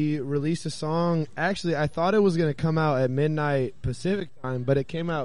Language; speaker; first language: English; native; English